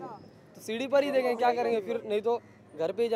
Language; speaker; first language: Hindi; native; Hindi